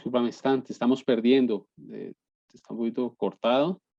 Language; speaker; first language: Spanish; native; Spanish